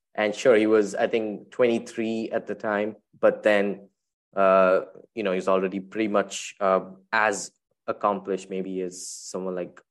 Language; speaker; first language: English; non-native, local second language; Tamil